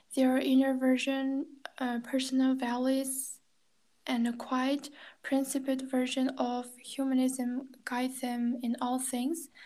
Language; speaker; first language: English; non-native, learner; Kazakh